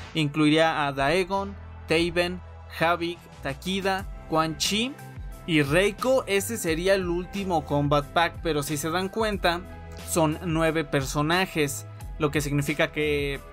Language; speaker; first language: Spanish; native; Spanish